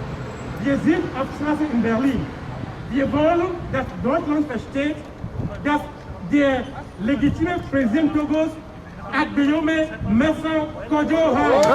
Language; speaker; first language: German; non-native, fluent; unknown